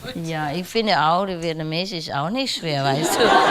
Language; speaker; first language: German; non-native, learner; Vietnamese